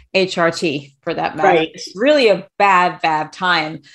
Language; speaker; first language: English; native; English